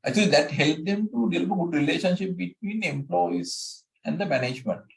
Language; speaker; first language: English; non-native, local second language; Sinhala